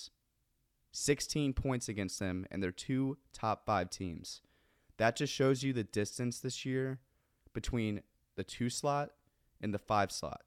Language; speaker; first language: English; native; English